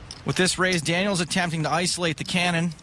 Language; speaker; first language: English; native; English